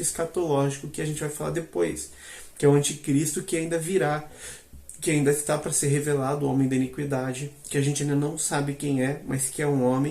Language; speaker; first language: Portuguese; native; Portuguese